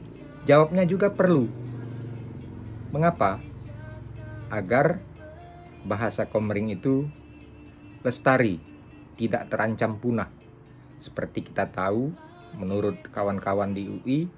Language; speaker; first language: Indonesian; non-native, local second language; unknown